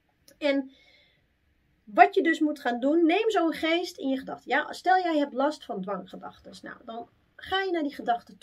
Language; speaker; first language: Dutch; native; Dutch